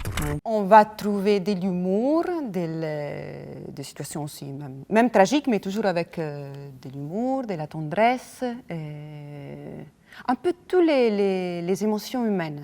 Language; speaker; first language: French; non-native, fluent; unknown